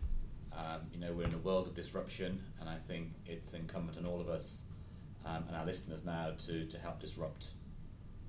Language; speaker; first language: English; native; English